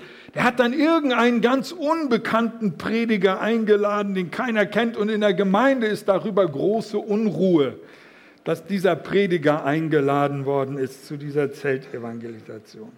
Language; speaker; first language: German; native; German